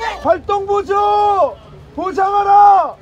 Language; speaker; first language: Korean; native; Korean